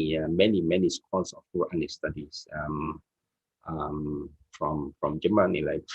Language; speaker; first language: English; non-native, fluent; Indonesian